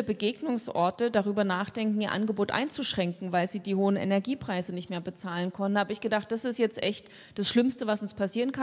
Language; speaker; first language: German; native; German